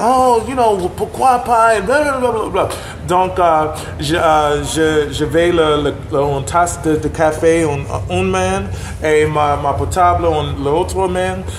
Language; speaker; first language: French; non-native, learner; English